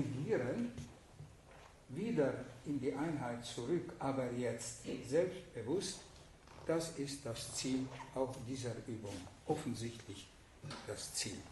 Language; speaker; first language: German; non-native, fluent; Hungarian